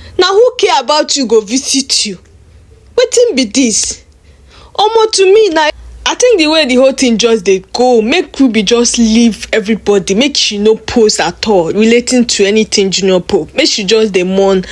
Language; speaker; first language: Nigerian Pidgin; native; Nigerian Pidgin